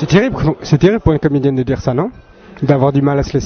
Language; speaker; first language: French; native; French